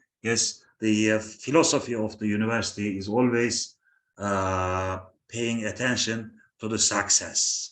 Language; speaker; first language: English; non-native, fluent; Turkish